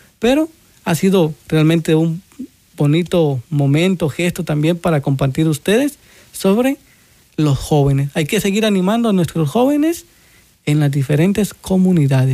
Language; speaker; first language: Spanish; native; Spanish